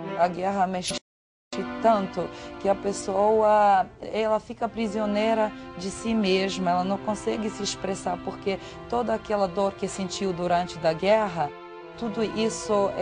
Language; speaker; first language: Portuguese; non-native, fluent; Serbian